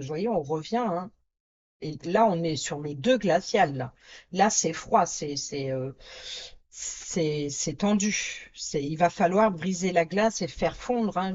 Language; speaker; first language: French; native; French